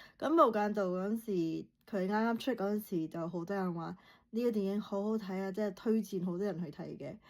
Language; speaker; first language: Cantonese; early bilingual, heritage; Cantonese